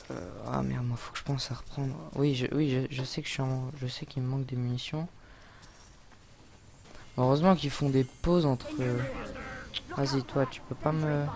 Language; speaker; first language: French; native; French